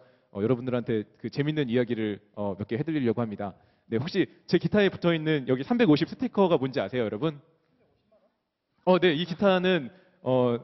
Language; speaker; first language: Korean; native; Korean